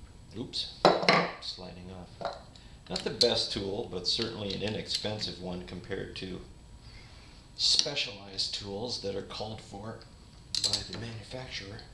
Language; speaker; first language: English; native; English